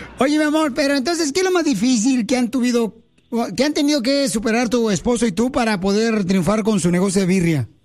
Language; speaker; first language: Spanish; native; Spanish